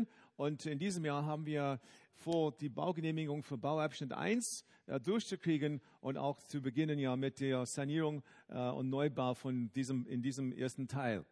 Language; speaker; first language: German; non-native, fluent; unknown